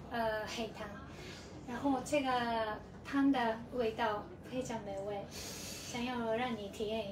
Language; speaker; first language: Chinese; non-native, fluent; Japanese